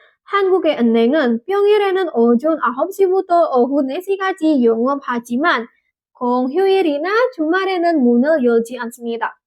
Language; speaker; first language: Korean; non-native, fluent; Indonesian